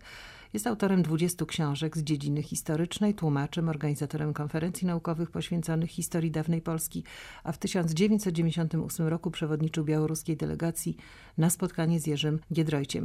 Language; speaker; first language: Polish; native; Polish